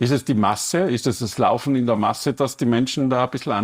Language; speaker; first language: German; native; German